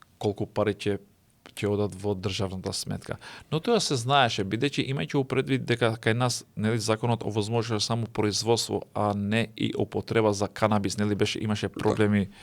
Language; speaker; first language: Macedonian; non-native, local second language; Albanian